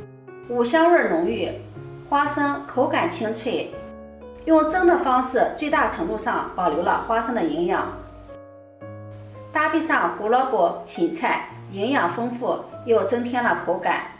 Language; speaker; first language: Chinese; native; Chinese